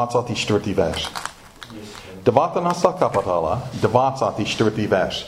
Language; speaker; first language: Czech; non-native, fluent; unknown